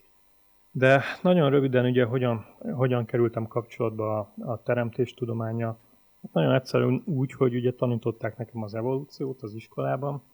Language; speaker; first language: Hungarian; native; Hungarian